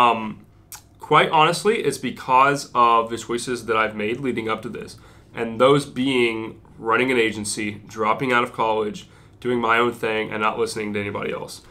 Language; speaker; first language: English; native; English